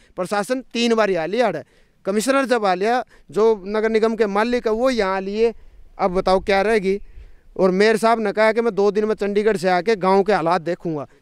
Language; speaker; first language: Hindi; native; Hindi